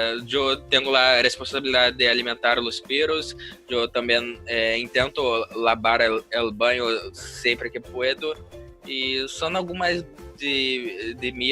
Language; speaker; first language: Spanish; non-native, learner; Portuguese